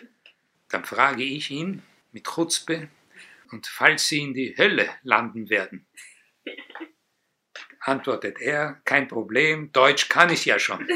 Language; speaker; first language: German; non-native, fluent; Hebrew